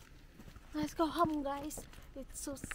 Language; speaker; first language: English; non-native, learner; Indonesian